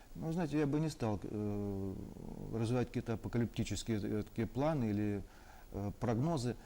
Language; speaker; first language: Russian; native; Russian